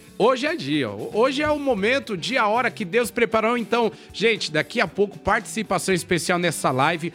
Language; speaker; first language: Portuguese; native; Portuguese